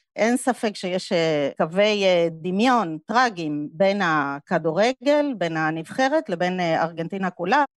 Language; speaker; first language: Hebrew; non-native, fluent; Spanish